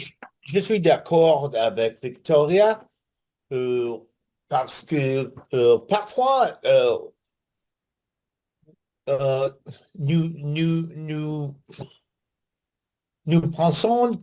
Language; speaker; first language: French; non-native, learner; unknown